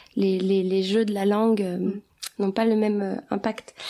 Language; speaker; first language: French; early bilingual, other home language; Albanian